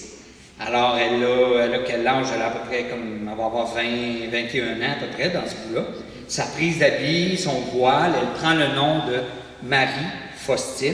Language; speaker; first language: French; native; French